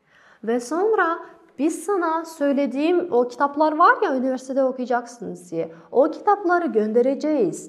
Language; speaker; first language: Turkish; non-native, fluent; Kazakh